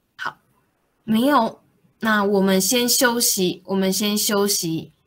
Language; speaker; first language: Chinese; native; Chinese